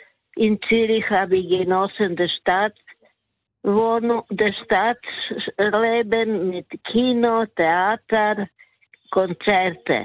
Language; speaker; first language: German; non-native, learner; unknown